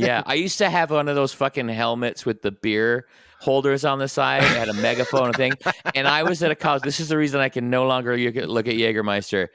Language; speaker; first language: English; native; English